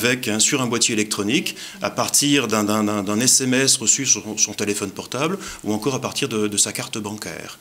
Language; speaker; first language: French; native; French